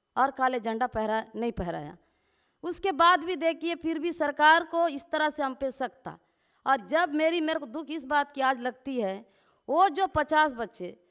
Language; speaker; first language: Hindi; non-native, local second language; Gondi